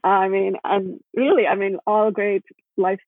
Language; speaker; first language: English; non-native, local second language; Gujarati